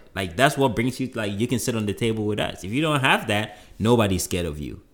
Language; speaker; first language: English; non-native, local second language; Akan